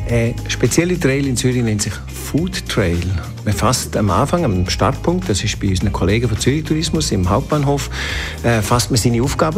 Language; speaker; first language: German; native; German